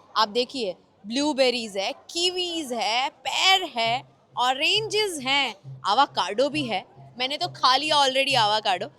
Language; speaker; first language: Hindi; non-native, local second language; Gujarati